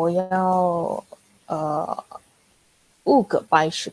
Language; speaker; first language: Chinese; non-native, learner; Indonesian